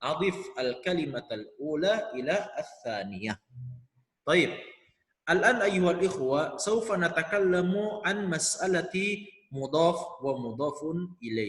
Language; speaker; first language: Arabic; non-native, fluent; Indonesian